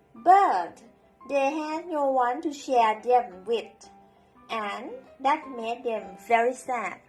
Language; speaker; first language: English; non-native, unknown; Thai